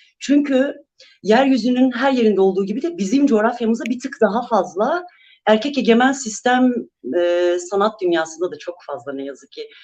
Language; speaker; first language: Turkish; non-native, local second language; Kurdish